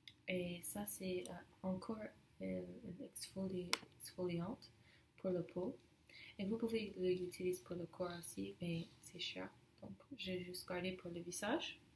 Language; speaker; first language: French; non-native, learner; English